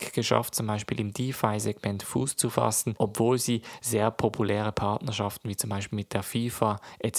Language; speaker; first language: German; native; German